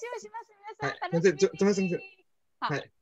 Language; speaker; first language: Japanese; non-native, learner; Indonesian